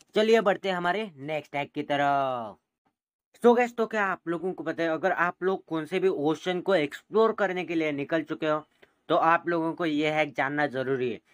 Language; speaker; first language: Hindi; native; Hindi